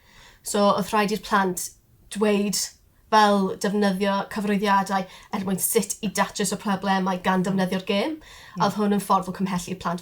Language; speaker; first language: Welsh; non-native, local second language; English